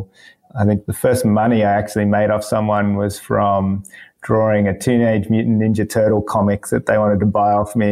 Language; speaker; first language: English; native; English